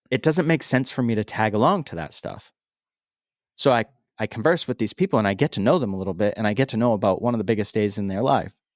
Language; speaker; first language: English; native; English